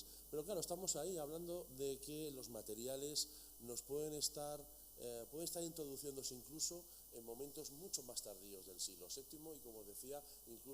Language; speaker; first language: Spanish; native; Spanish